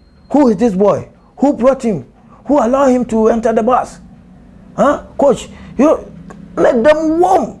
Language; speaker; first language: English; non-native, local second language; Akan